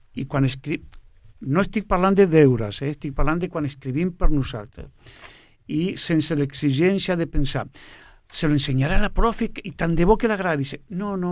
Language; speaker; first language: Catalan; non-native, fluent; Portuguese